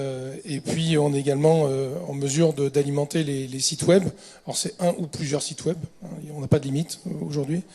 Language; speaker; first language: French; native; French